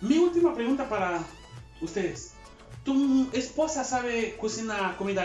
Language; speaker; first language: Spanish; non-native, learner; Haitian Creole